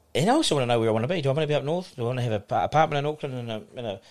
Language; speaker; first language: English; native; English